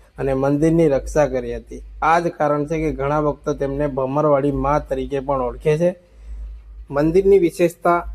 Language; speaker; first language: Gujarati; native; Gujarati